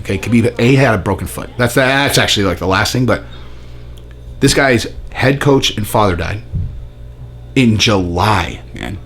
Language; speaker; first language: English; native; English